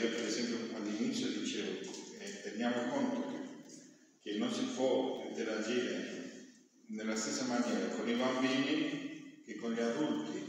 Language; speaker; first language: Italian; non-native, fluent; Spanish